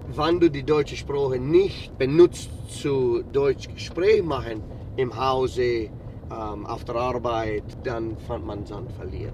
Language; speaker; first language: German; early bilingual, heritage; English